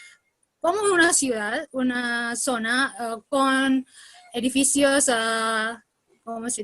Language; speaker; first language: Spanish; non-native, learner; Indonesian